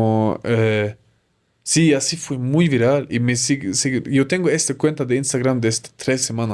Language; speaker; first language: Spanish; non-native, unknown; German